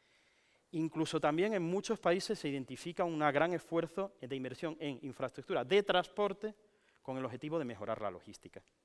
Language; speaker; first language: Spanish; native; Spanish